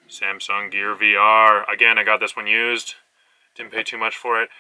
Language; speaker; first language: English; native; English